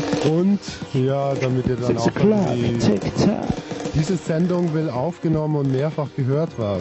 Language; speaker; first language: German; native; German